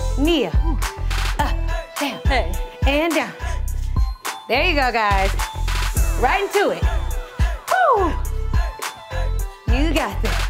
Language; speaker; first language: English; native; English